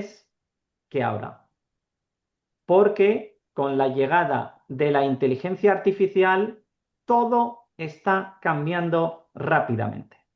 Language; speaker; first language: Spanish; non-native, fluent; Urdu